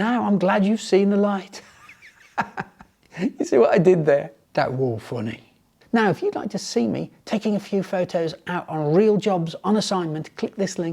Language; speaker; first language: English; native; English